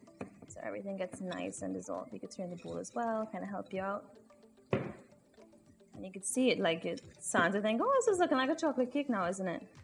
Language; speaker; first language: English; native; English